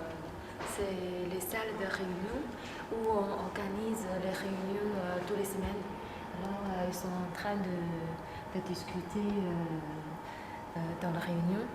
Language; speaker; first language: French; non-native, fluent; Chinese